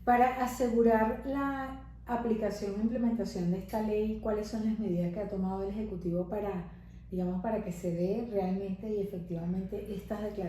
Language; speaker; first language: Spanish; native; Spanish